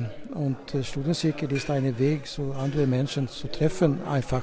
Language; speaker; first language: German; non-native, fluent; Swedish